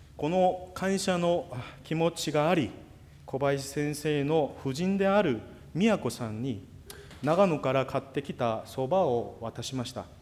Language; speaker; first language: Japanese; non-native, fluent; Korean